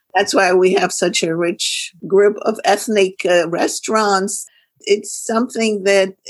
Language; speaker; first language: English; non-native, fluent; Arabic